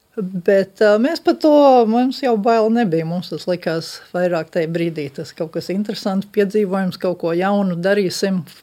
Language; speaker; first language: Latvian; early bilingual, heritage; Latvian